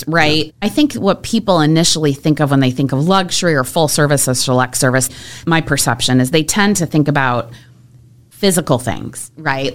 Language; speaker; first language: English; native; English